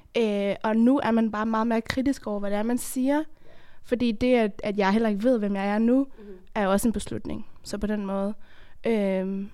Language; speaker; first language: Danish; early bilingual, other home language; Persian